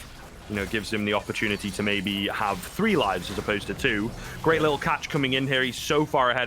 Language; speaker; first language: English; native; English